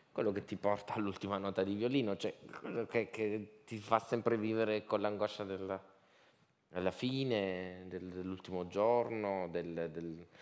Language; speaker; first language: Italian; native; Italian